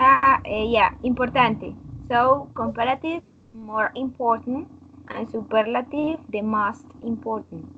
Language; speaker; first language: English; non-native, learner; Spanish